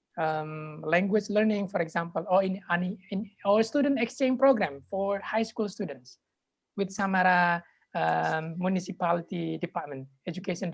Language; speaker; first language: English; non-native, fluent; Indonesian